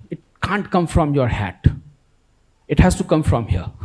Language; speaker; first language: English; non-native, local second language; Gujarati